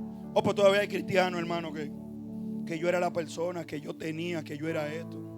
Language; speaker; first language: Spanish; native; Spanish